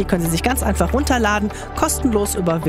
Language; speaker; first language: German; native; German